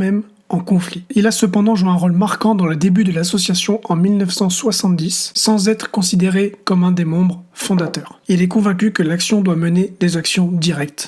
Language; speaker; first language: French; native; French